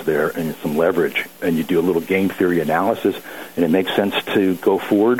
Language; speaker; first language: English; native; English